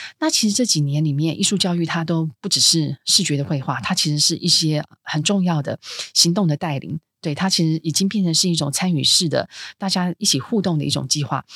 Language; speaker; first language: Chinese; native; Chinese